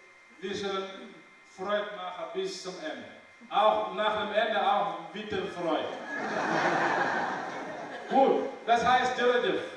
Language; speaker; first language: German; non-native, learner; Wolof